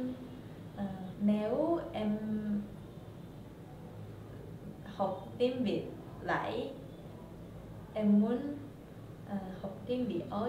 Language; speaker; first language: Vietnamese; non-native, learner; Japanese